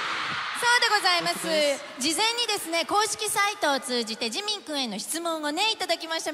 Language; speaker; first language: Japanese; native; Japanese